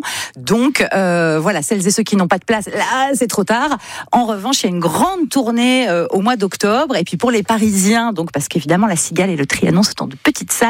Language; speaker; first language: French; native; French